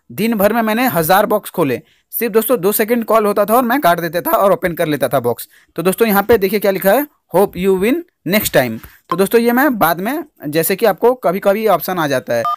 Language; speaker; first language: Hindi; native; Hindi